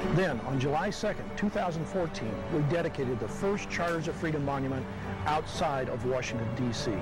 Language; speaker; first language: English; native; English